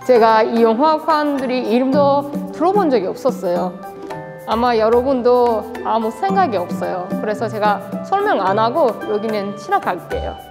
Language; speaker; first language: Korean; non-native, fluent; Persian